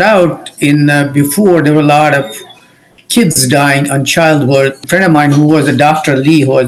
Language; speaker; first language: English; non-native, local second language; Kashmiri